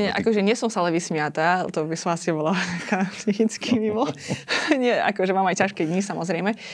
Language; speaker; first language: Slovak; non-native, fluent; Azerbaijani